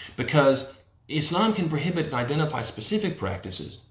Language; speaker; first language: English; native; English